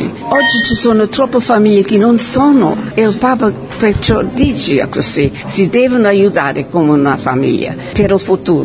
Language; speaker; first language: Italian; early bilingual, heritage; Italian